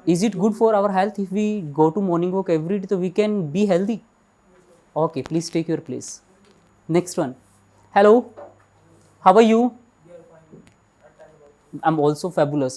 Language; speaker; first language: English; non-native, local second language; Hindi